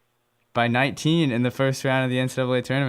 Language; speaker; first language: English; native; English